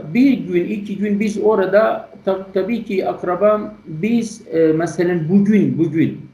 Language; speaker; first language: Turkish; non-native, learner; Kurdish